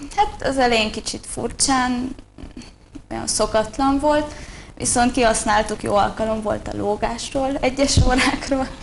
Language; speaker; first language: Hungarian; native; Hungarian